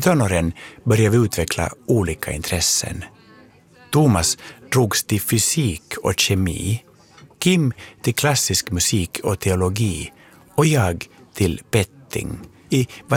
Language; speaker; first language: Swedish; native; Swedish